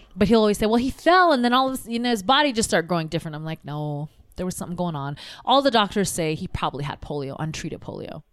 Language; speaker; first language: English; early bilingual, other home language; Tigrinya